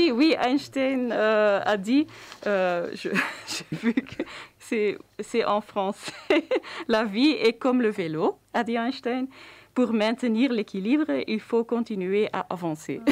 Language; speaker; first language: French; non-native, local second language; Dutch